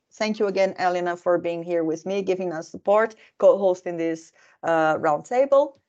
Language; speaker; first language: English; non-native, fluent; Portuguese